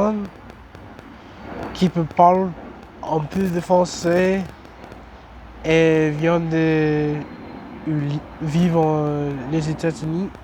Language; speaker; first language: French; non-native, learner; English